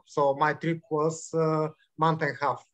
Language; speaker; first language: English; non-native, learner; Bulgarian